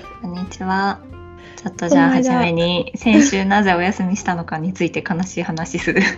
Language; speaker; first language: Japanese; native; Japanese